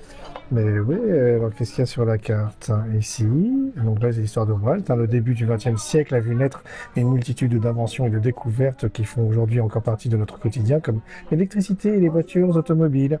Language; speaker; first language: French; native; French